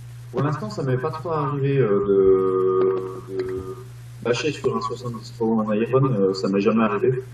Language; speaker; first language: French; native; French